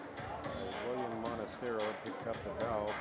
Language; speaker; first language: English; native; English